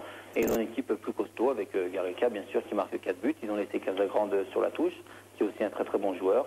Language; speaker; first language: French; native; French